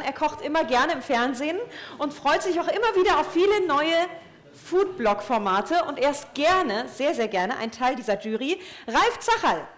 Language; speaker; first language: German; native; German